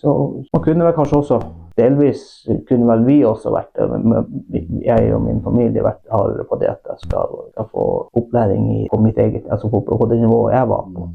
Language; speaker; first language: Norwegian; non-native, local second language; Northern Sami